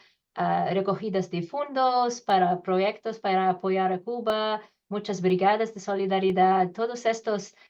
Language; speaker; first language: Spanish; non-native, learner; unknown